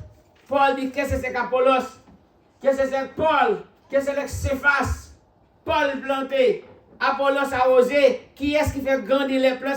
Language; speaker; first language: French; non-native, local second language; Haitian Creole